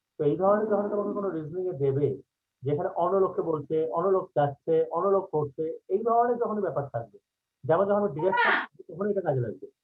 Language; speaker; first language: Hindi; non-native, local second language; Bangla